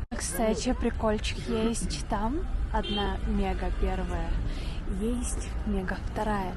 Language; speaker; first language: Russian; native; Russian